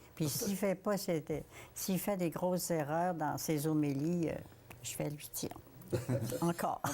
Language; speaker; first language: French; native; French